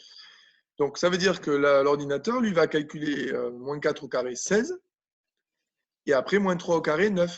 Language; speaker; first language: French; native; French